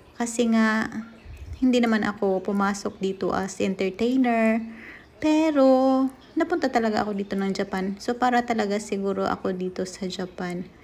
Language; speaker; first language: Filipino; native; Filipino